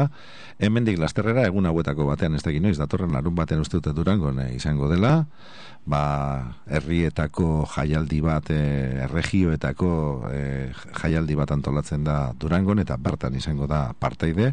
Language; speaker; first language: Basque; native; Basque